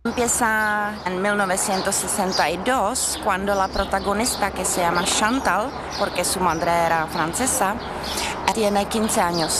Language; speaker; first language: Spanish; non-native, fluent; Czech